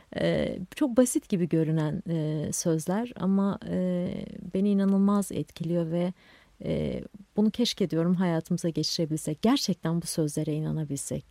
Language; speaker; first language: Turkish; non-native, local second language; Kurdish